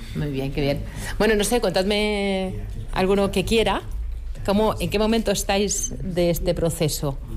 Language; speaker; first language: Spanish; native; Spanish